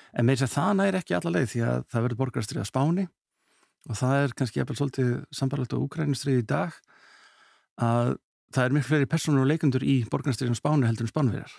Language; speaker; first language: Icelandic; early bilingual, heritage; Icelandic